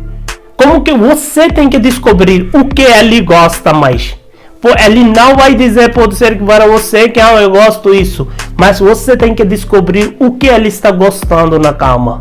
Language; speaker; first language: Portuguese; non-native, learner; Hindi